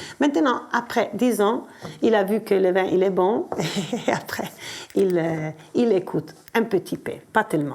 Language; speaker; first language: French; non-native, fluent; Italian